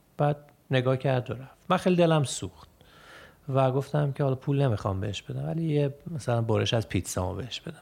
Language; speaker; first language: Persian; native; Persian